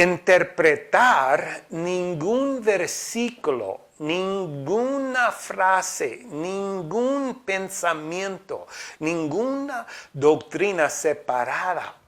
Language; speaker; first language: Spanish; non-native, fluent; English